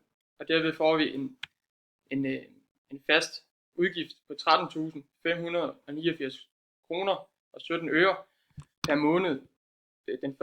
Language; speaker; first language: Danish; native; Danish